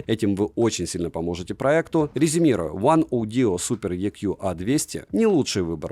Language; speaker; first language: Russian; native; Russian